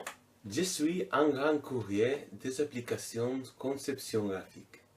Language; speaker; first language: French; non-native, learner; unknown